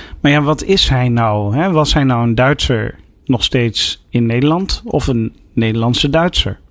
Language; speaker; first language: Dutch; native; Dutch